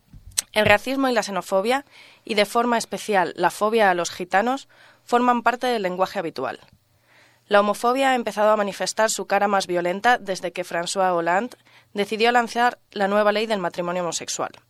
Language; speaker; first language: Spanish; native; Spanish